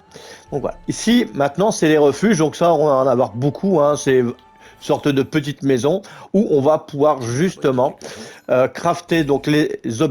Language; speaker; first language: French; native; French